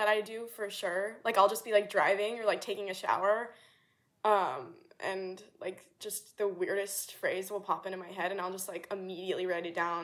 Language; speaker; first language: English; native; English